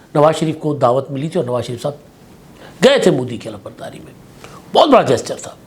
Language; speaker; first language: Urdu; non-native, local second language; Sindhi